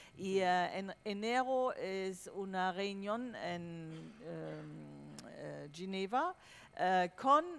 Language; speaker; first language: Spanish; non-native, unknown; German